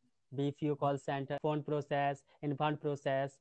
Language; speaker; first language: English; non-native, learner; Hindi